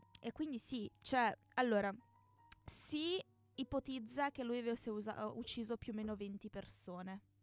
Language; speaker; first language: Italian; native; Italian